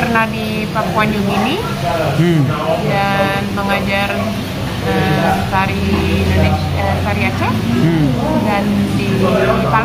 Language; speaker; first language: Indonesian; early bilingual, heritage; English